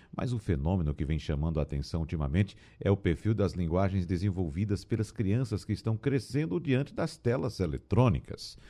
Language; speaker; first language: Portuguese; native; Portuguese